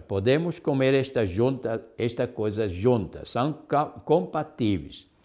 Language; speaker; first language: Portuguese; non-native, fluent; Spanish